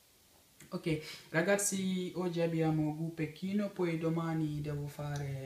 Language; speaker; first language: Italian; non-native, learner; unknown